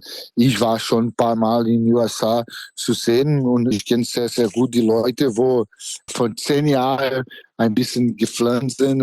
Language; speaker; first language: German; non-native, fluent; Portuguese